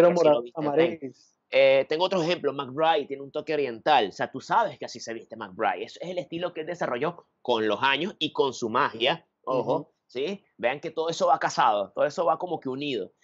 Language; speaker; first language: Spanish; native; Spanish